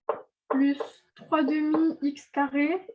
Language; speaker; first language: French; native; French